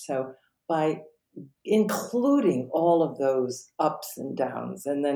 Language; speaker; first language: English; native; English